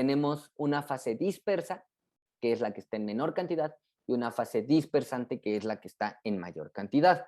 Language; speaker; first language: Spanish; native; Spanish